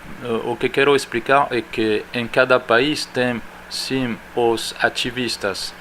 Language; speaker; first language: Portuguese; non-native, fluent; French